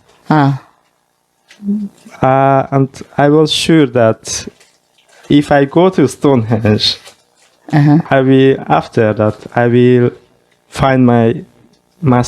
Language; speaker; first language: English; non-native, fluent; Mongolian